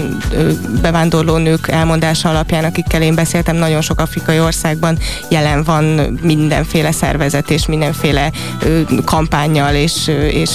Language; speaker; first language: Hungarian; native; Hungarian